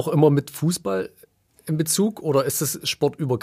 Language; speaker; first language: German; native; German